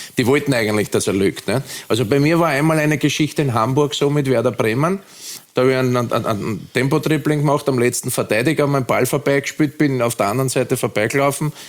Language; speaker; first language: German; native; German